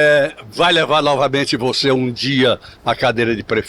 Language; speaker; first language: Portuguese; native; Portuguese